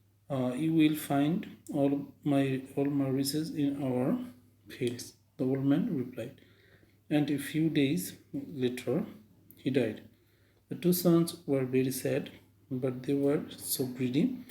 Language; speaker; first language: English; non-native, local second language; Bangla